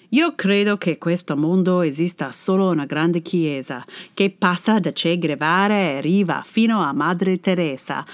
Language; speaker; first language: Italian; non-native, fluent; English